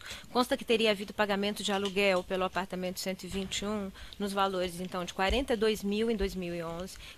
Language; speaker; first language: Portuguese; native; Portuguese